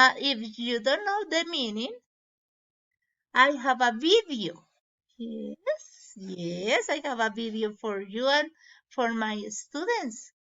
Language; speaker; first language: English; non-native, learner; Spanish